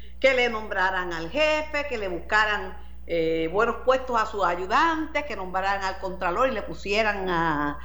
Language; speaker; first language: Spanish; native; Spanish